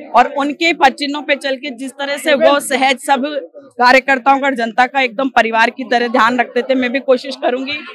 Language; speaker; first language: Hindi; native; Hindi